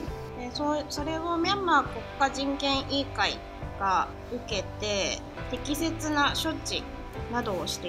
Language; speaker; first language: Japanese; native; Japanese